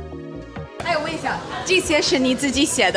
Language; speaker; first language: Chinese; non-native, fluent; English